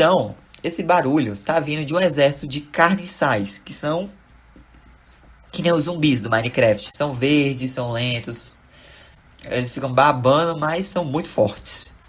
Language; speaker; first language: Portuguese; native; Portuguese